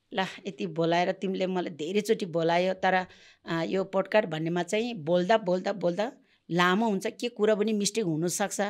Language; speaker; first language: Nepali; non-native, local second language; Sherpa